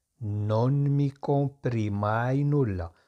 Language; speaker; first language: Italian; non-native, fluent; Arabic